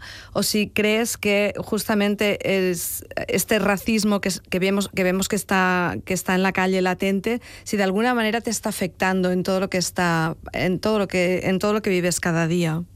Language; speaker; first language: Spanish; non-native, local second language; Catalan